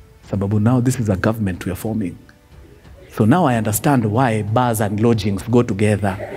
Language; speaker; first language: English; non-native, local second language; Swahili